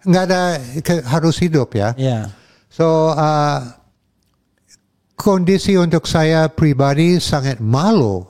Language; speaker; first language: Indonesian; non-native, fluent; English